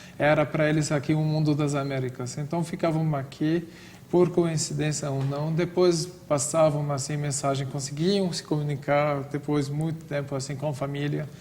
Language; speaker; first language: Portuguese; non-native, fluent; Arabic